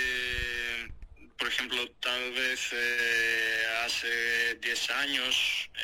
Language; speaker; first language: Spanish; non-native, fluent; Greek